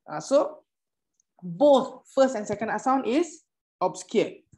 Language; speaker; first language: English; non-native, local second language; Malay